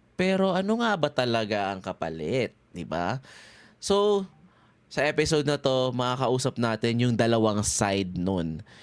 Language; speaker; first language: Filipino; native; Filipino